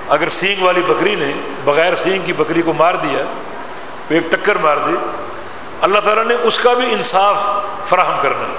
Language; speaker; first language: Urdu; non-native, local second language; Punjabi